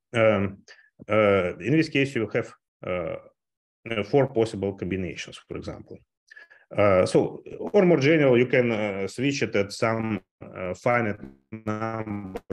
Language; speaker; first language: English; non-native, fluent; Russian